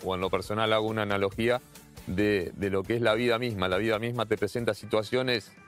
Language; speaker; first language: Spanish; native; Spanish